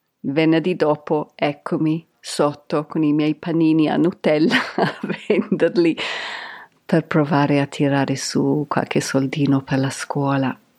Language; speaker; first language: Italian; non-native, fluent; English